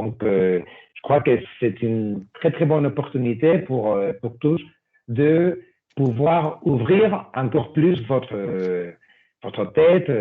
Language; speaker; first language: French; non-native, fluent; Spanish